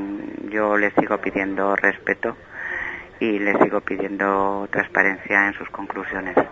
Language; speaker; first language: Spanish; native; Spanish